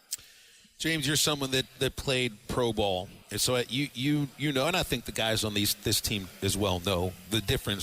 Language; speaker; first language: English; native; English